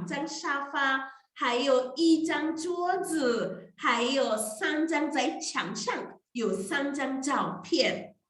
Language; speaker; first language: Chinese; non-native, fluent; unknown